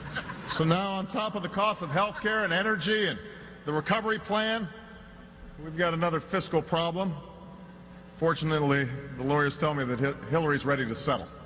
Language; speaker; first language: English; native; English